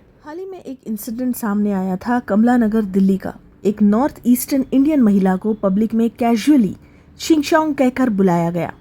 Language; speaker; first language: Hindi; native; Hindi